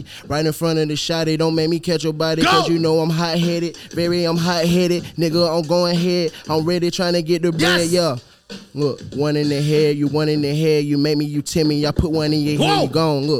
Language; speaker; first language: English; native; English